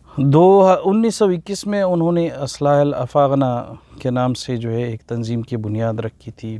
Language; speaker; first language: Urdu; non-native, local second language; Pashto